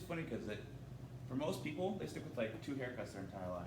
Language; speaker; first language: English; native; English